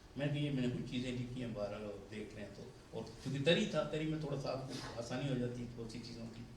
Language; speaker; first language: Urdu; non-native, local second language; Pashto